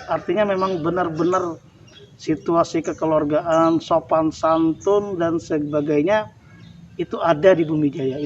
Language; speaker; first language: Indonesian; non-native, local second language; Banjar